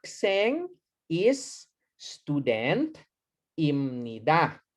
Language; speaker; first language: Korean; non-native, learner; Hiligaynon